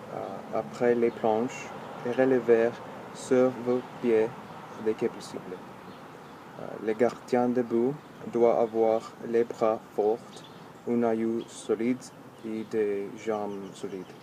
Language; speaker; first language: French; non-native, learner; English